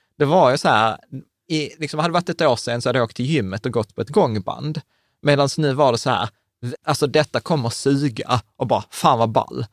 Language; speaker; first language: Swedish; native; Swedish